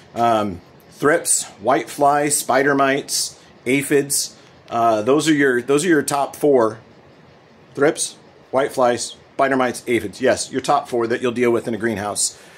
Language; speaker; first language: English; native; English